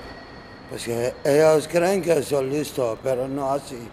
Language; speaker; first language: Spanish; non-native, learner; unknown